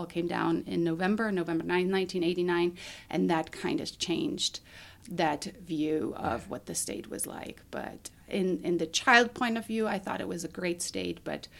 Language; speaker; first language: English; non-native, fluent; German